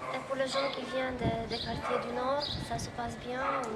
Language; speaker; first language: French; non-native, fluent; English